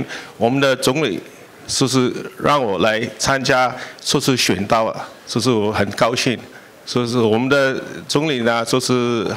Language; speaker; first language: Chinese; early bilingual, heritage; Chinese